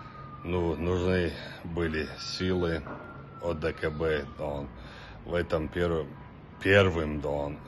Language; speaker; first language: Russian; non-native, local second language; Chechen